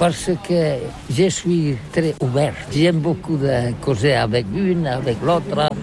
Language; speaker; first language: French; non-native, learner; Catalan